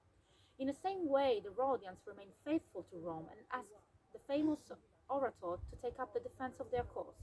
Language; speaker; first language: English; non-native, fluent; Italian